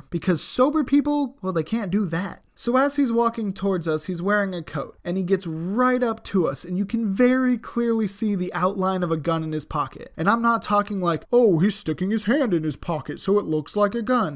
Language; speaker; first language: English; native; English